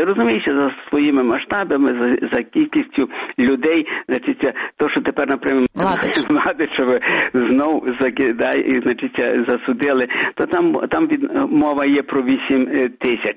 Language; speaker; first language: Ukrainian; early bilingual, heritage; Ukrainian